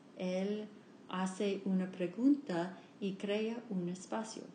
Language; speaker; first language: Spanish; non-native, learner; English